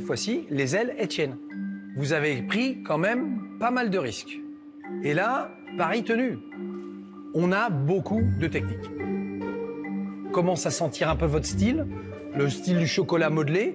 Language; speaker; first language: French; native; French